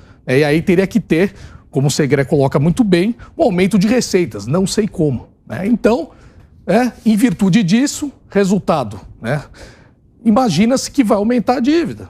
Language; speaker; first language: Portuguese; native; Portuguese